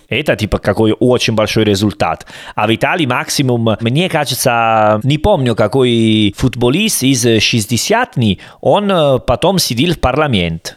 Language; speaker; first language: Russian; non-native, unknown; Italian